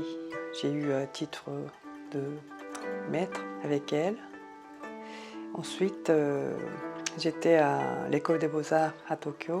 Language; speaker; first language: French; non-native, fluent; Japanese